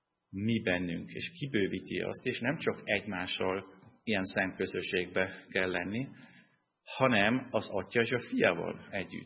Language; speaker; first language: Hungarian; non-native, fluent; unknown